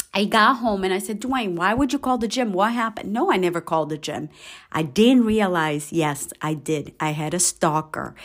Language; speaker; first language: English; non-native, fluent; Portuguese